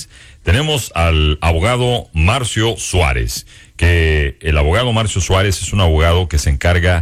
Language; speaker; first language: Spanish; native; Spanish